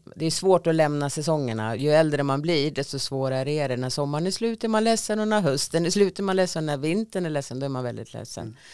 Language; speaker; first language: Swedish; native; Swedish